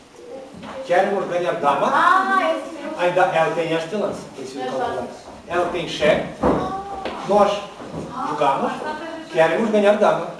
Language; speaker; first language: Portuguese; non-native, learner; Ukrainian